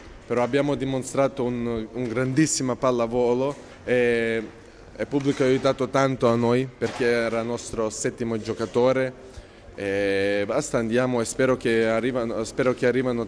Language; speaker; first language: Italian; non-native, fluent; Serbian